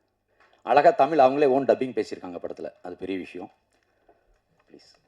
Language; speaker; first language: Tamil; native; Tamil